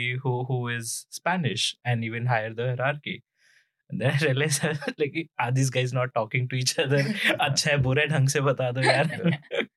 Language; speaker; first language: English; non-native, local second language; Punjabi